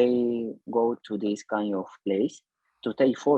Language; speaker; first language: English; non-native, learner; Spanish